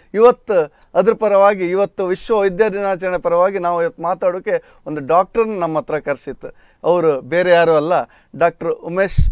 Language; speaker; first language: Kannada; native; Kannada